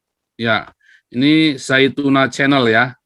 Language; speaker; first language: Indonesian; native; Indonesian